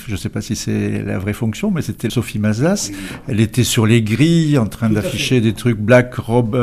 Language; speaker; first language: French; native; French